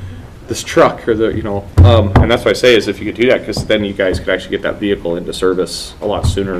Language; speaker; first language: English; native; English